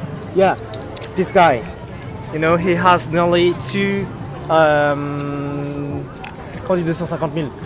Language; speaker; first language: English; non-native, learner; French